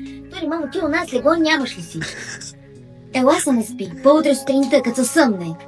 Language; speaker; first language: Bulgarian; native; Bulgarian